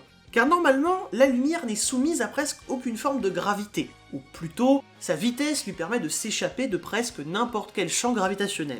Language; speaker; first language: French; native; French